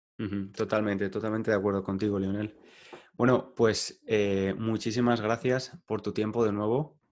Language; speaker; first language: Spanish; native; Spanish